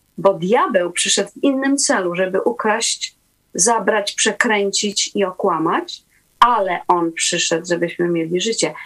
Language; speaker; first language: Polish; native; Polish